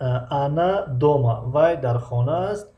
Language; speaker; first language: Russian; non-native, fluent; Tajik